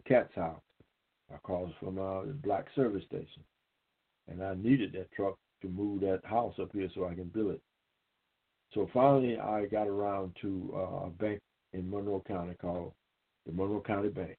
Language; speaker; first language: English; native; English